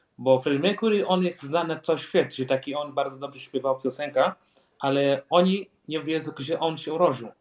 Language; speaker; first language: Polish; non-native, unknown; Swahili